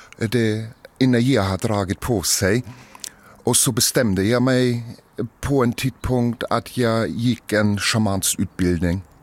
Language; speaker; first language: Swedish; non-native, fluent; German